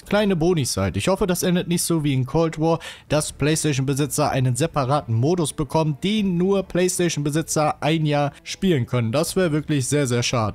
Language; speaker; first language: German; native; German